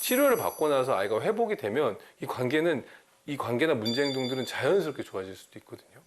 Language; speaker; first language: Korean; native; Korean